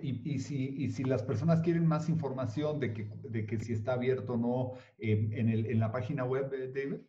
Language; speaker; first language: Spanish; native; Spanish